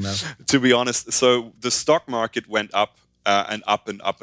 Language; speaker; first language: English; non-native, fluent; German